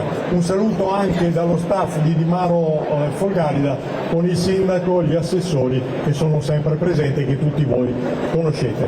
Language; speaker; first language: Italian; native; Italian